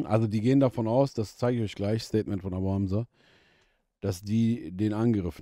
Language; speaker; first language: German; native; German